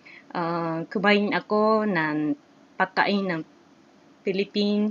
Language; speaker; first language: Japanese; native; Japanese